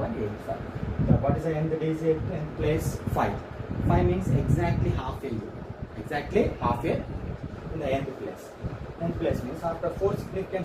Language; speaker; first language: English; non-native, local second language; Telugu